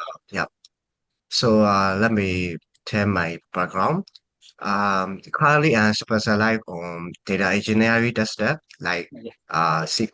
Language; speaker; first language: English; non-native, fluent; Burmese